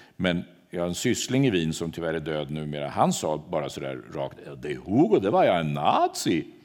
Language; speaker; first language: Swedish; native; Swedish